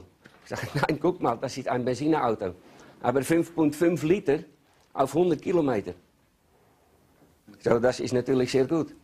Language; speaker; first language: German; non-native, learner; Dutch